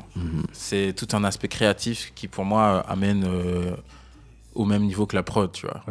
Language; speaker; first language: French; native; French